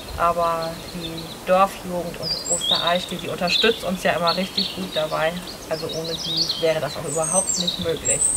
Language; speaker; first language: German; native; German